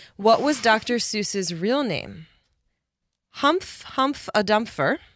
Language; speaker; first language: English; early bilingual, other home language; Polish